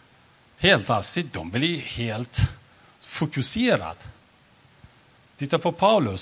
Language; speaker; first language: Swedish; non-native, fluent; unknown